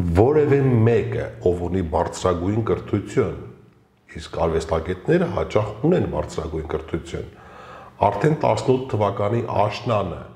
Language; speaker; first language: Armenian; early bilingual, heritage; Armenian